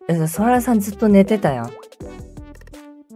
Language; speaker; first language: Japanese; native; Japanese